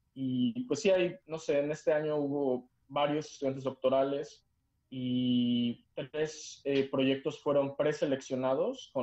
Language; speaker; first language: Spanish; native; Spanish